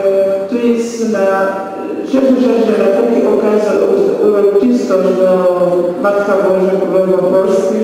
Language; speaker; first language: Polish; non-native, learner; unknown